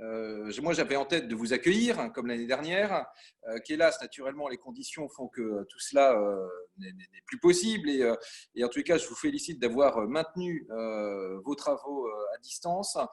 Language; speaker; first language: French; native; French